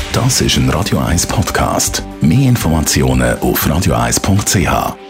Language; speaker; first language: German; native; German